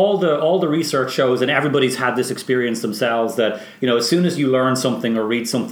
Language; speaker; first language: English; native; English